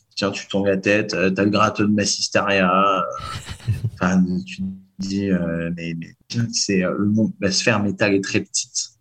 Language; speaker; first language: French; native; French